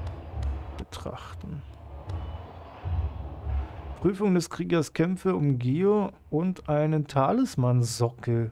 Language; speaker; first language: German; native; German